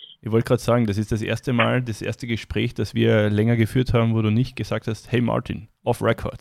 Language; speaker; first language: German; native; German